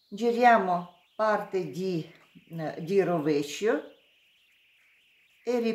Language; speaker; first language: Italian; non-native, learner; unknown